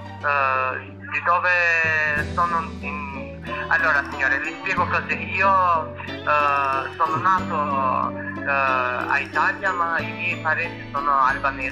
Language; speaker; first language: Italian; non-native, local second language; Albanian